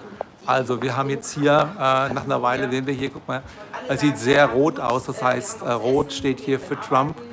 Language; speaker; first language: German; native; German